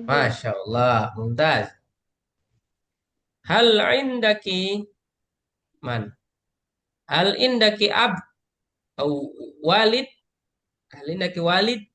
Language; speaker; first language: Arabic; non-native, fluent; Indonesian